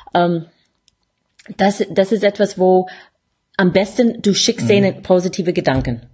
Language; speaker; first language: German; non-native, fluent; English